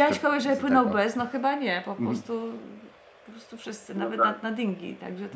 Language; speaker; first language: Polish; native; Polish